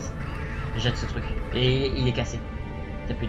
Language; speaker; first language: French; native; French